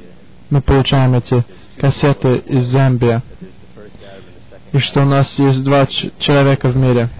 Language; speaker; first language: Russian; early bilingual, heritage; Russian